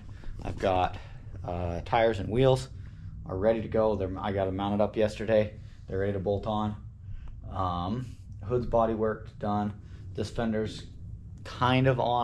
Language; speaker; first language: English; native; English